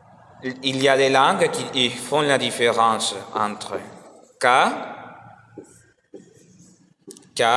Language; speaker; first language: French; non-native, learner; Spanish